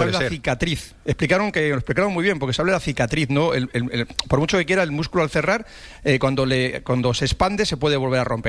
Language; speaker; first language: Spanish; native; Spanish